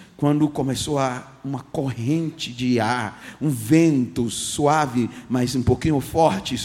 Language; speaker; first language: Portuguese; non-native, fluent; English